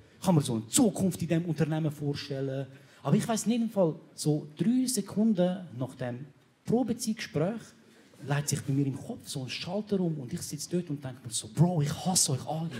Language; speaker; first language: German; early bilingual, other home language; Croatian